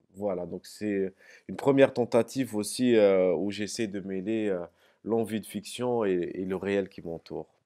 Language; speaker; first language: French; non-native, local second language; Arabic